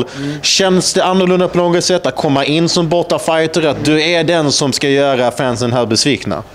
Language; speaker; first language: Swedish; native; Swedish